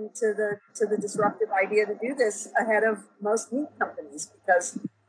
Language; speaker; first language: English; native; English